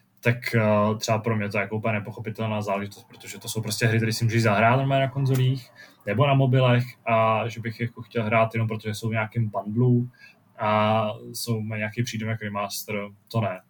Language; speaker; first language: Czech; native; Czech